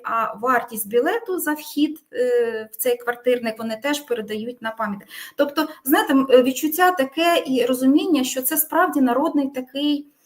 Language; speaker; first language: Ukrainian; native; Ukrainian